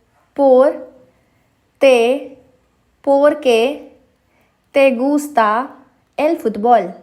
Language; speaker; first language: Spanish; non-native, fluent; Hindi